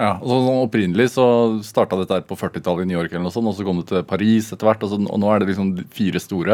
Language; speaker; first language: Norwegian; native; Norwegian